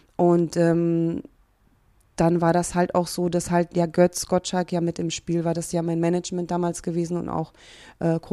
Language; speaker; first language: German; early bilingual, other home language; Hungarian